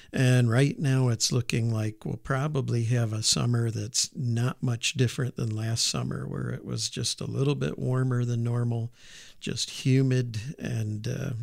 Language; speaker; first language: English; native; English